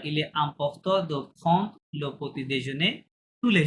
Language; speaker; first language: French; non-native, fluent; Bangla